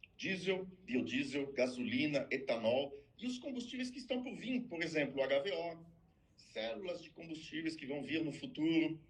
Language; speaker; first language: Portuguese; non-native, fluent; French